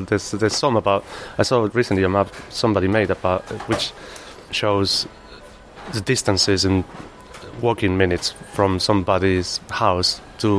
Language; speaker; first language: English; non-native, fluent; Spanish